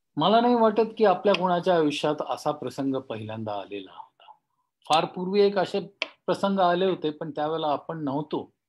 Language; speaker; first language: Marathi; non-native, local second language; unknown